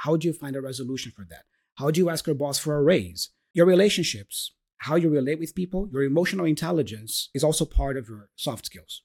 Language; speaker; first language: English; non-native, fluent; Portuguese